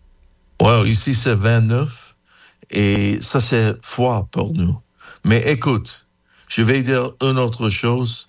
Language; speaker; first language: French; non-native, learner; English